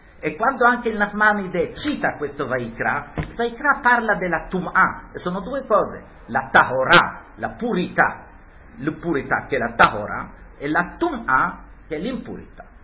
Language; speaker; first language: Italian; early bilingual, heritage; Hebrew